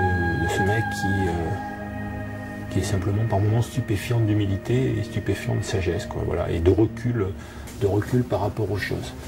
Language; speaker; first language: French; native; French